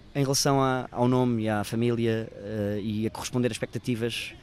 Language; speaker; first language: Portuguese; native; Portuguese